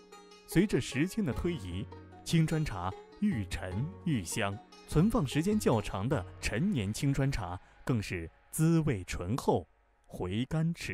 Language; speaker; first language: Chinese; native; Chinese